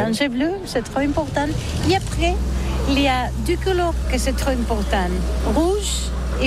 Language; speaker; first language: French; non-native, learner; Catalan